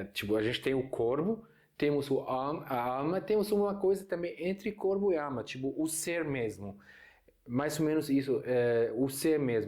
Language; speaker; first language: Portuguese; non-native, fluent; Arabic